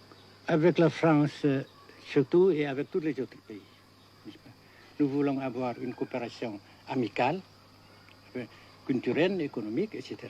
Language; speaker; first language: French; non-native, fluent; Vietnamese